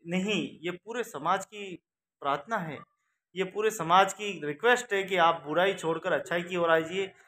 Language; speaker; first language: Hindi; native; Hindi